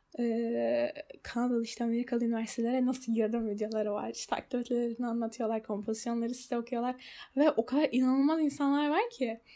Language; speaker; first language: Turkish; early bilingual, heritage; Turkish